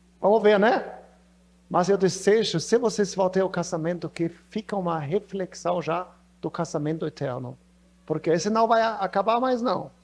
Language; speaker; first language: Portuguese; non-native, fluent; German